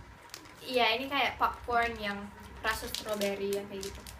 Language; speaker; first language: Indonesian; non-native, fluent; English